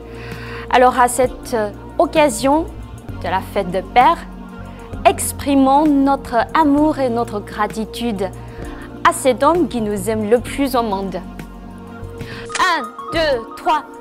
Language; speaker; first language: French; non-native, fluent; Chinese